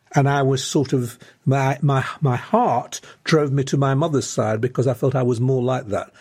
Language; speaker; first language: English; early bilingual, other home language; Lithuanian